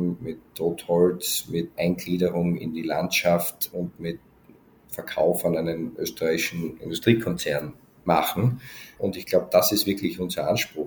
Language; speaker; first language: German; native; German